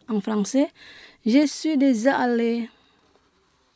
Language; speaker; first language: French; non-native, fluent; Indonesian